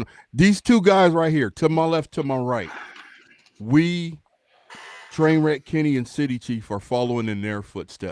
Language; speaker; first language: English; native; English